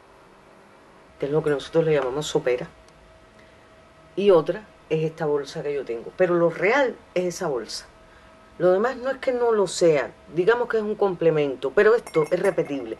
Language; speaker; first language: Spanish; native; Spanish